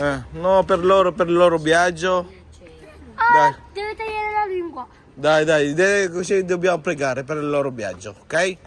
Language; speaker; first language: Italian; non-native, local second language; Filipino